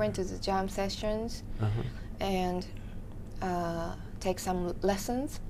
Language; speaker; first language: English; non-native, learner; Japanese